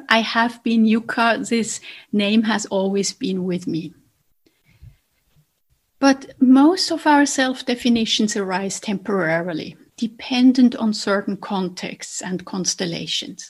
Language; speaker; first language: English; non-native, fluent; German